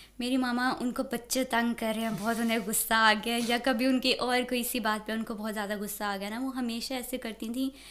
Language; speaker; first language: Urdu; native; Urdu